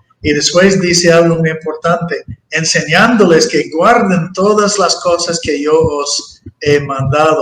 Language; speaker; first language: Spanish; non-native, fluent; English